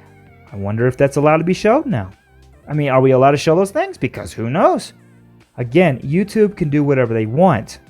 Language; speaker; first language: English; native; English